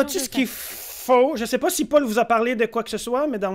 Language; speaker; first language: French; native; French